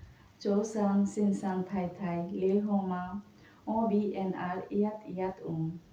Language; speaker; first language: Cantonese; non-native, learner; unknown